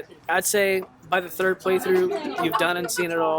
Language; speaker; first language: English; native; English